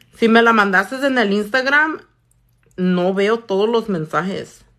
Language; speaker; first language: Spanish; early bilingual, heritage; Spanish